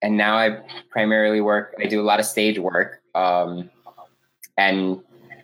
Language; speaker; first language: English; native; English